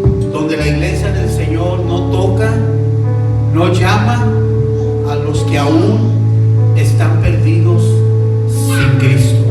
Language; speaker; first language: Spanish; native; Spanish